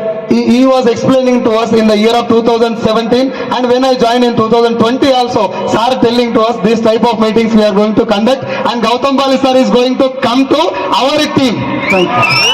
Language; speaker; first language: English; non-native, local second language; Telugu